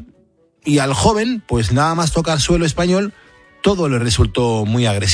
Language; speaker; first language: Spanish; native; Spanish